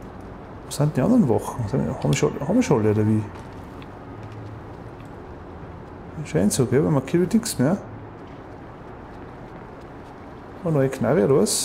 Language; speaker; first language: German; native; German